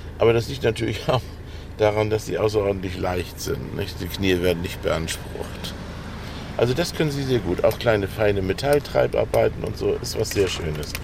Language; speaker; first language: German; native; German